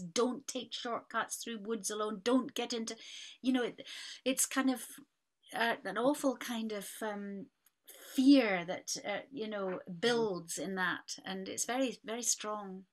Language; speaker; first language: English; native; English